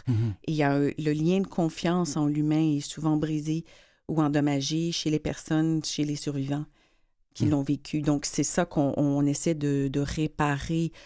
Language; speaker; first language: French; native; French